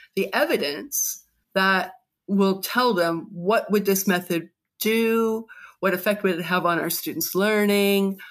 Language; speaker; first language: English; native; English